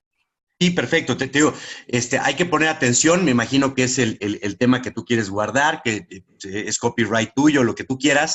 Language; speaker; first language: Spanish; native; Spanish